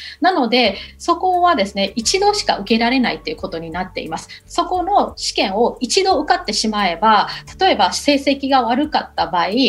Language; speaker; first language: Japanese; non-native, fluent; Burmese